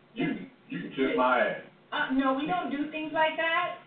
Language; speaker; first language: English; non-native, fluent; Spanish